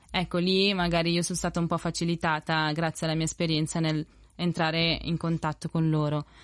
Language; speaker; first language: Italian; early bilingual, other home language; Spanish